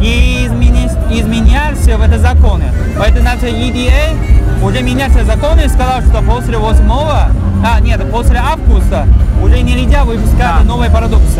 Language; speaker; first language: Russian; non-native, learner; Chinese